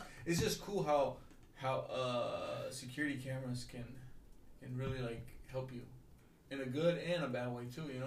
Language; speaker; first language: English; early bilingual, other home language; Spanish